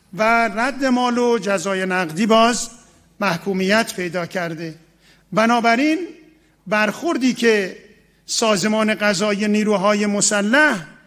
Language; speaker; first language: Persian; native; Persian